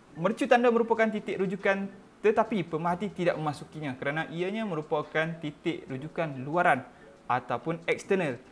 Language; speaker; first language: Malay; native; Malay